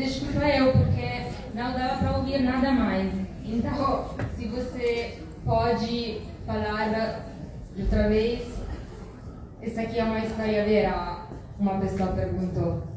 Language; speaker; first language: Portuguese; non-native, learner; Italian